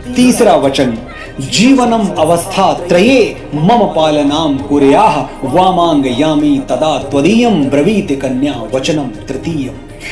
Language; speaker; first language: Hindi; native; Hindi